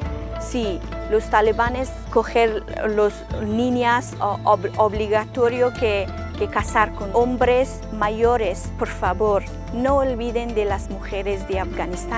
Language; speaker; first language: Spanish; non-native, learner; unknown